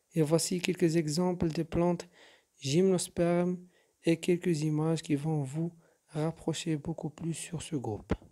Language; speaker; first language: French; non-native, local second language; Arabic